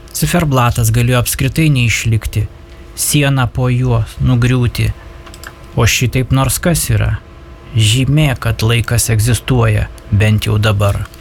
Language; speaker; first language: Lithuanian; native; Lithuanian